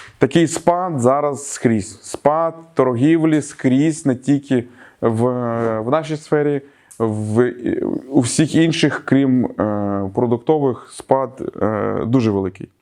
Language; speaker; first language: Ukrainian; native; Ukrainian